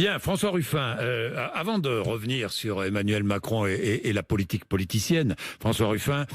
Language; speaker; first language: French; native; French